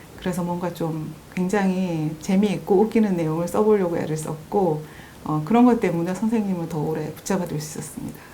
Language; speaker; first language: Korean; native; Korean